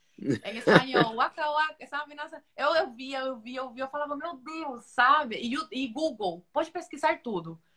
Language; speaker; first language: Portuguese; non-native, fluent; Spanish